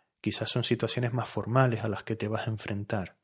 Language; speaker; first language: Spanish; native; Spanish